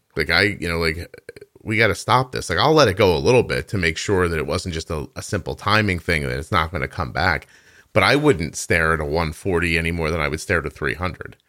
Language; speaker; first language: English; native; English